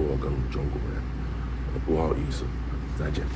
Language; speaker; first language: Chinese; non-native, learner; English